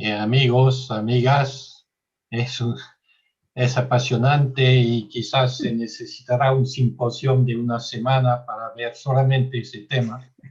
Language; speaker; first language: Spanish; non-native, fluent; French